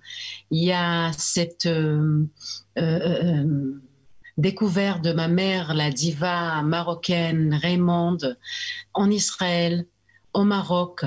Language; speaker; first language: French; early bilingual, heritage; French